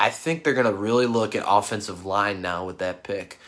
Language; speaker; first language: English; native; English